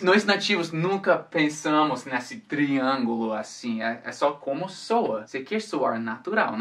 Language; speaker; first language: Portuguese; non-native, fluent; English